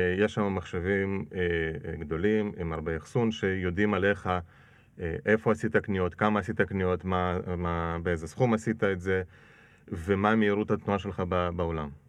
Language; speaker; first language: Hebrew; non-native, fluent; Russian